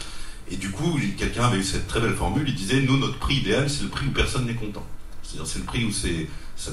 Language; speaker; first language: French; native; French